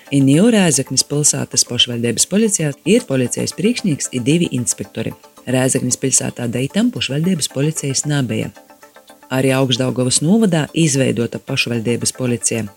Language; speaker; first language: Latvian; native; Latvian